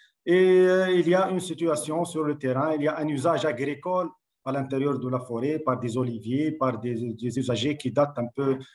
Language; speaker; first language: French; non-native, local second language; Arabic